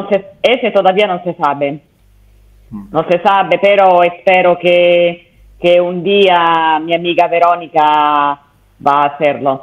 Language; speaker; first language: Spanish; non-native, learner; Italian